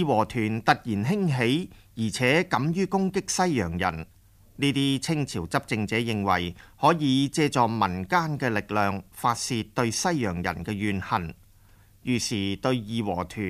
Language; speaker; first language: Chinese; non-native, local second language; Cantonese